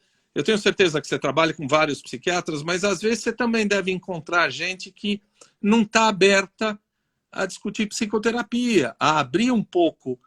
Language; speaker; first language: Portuguese; native; Portuguese